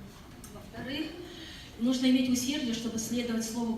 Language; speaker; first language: Russian; native; Russian